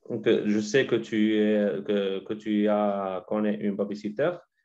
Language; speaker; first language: French; non-native, learner; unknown